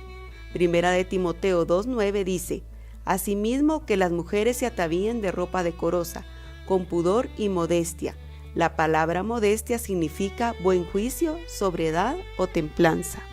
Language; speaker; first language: Spanish; native; Spanish